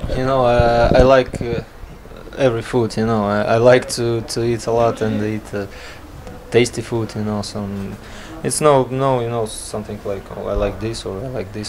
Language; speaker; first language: English; non-native, learner; Latvian